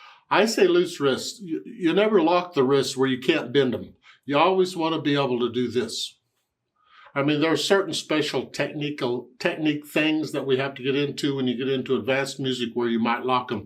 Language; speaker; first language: English; native; English